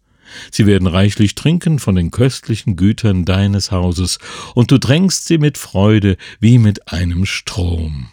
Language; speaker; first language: German; native; German